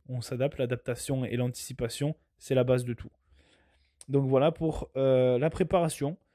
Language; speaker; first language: French; native; French